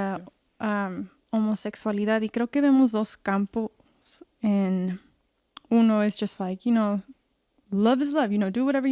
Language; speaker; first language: Spanish; early bilingual, heritage; Spanish